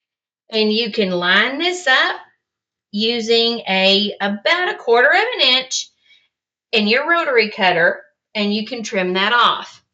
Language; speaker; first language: English; native; English